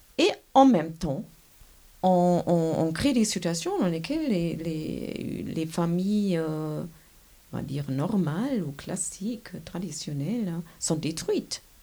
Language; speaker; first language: French; non-native, fluent; German